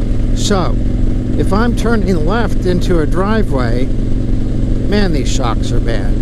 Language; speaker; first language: English; native; English